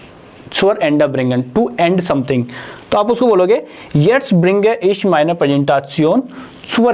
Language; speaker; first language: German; non-native, fluent; Hindi